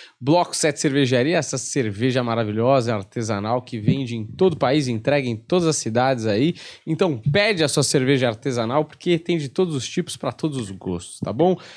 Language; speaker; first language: Portuguese; native; Portuguese